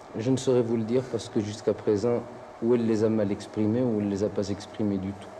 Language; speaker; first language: French; non-native, local second language; Arabic